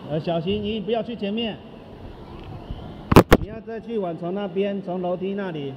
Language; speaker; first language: Chinese; native; Chinese